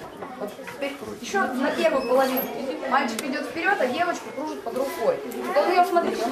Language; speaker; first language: Russian; native; Russian